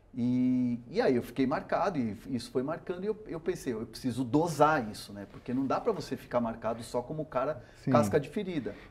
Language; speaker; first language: Portuguese; non-native, local second language; Spanish